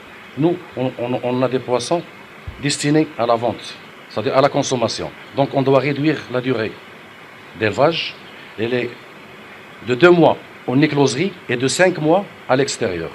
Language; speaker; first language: French; non-native, local second language; Arabic